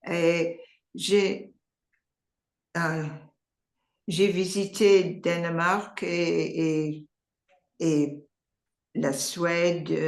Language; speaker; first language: French; non-native, learner; English